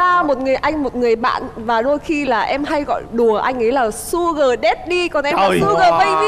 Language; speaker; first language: Vietnamese; native; Vietnamese